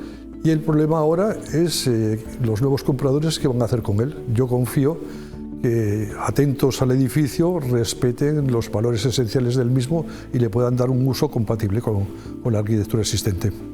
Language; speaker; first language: Spanish; native; Spanish